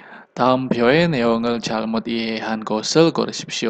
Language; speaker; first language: Korean; non-native, learner; Indonesian